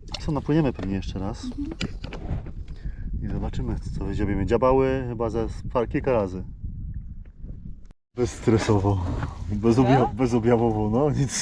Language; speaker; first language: Polish; native; Polish